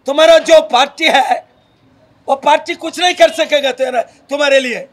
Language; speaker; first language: Hindi; non-native, local second language; Telugu